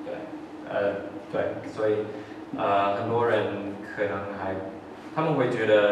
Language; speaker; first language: Chinese; early bilingual, heritage; English